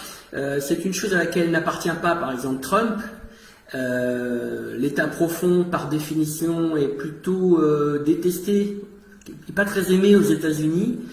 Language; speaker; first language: French; native; French